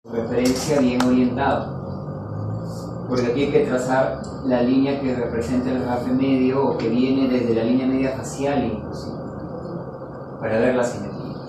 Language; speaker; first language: Spanish; native; Spanish